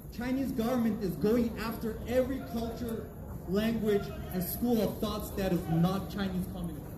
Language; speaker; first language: English; non-native, fluent; Uyghur